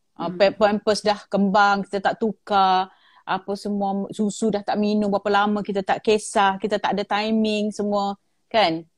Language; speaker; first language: Malay; native; Malay